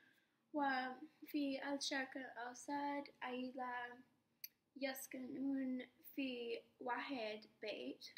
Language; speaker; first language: Arabic; non-native, learner; English